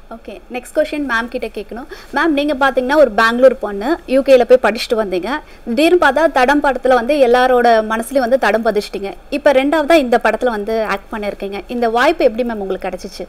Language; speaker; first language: Tamil; native; Tamil